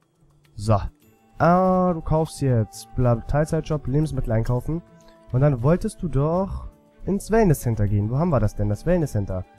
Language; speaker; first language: German; native; German